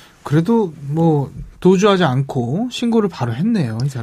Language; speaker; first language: Korean; native; Korean